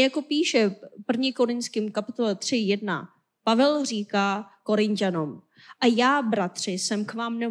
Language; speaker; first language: Czech; non-native, fluent; Korean